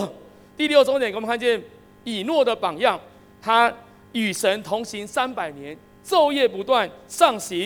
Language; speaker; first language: Chinese; native; Chinese